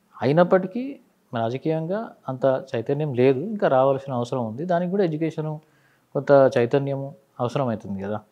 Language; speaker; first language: Telugu; non-native, local second language; Urdu